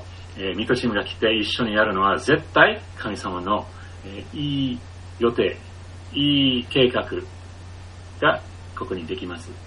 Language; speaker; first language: Japanese; non-native, fluent; English